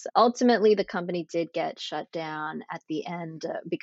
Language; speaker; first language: English; native; English